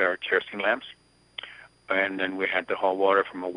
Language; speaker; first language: English; early bilingual, other home language; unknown